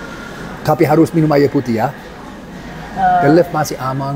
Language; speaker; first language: Indonesian; non-native, learner; English